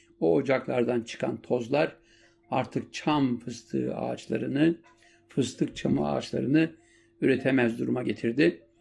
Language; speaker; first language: Turkish; native; Turkish